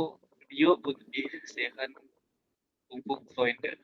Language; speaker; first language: German; non-native, learner; Indonesian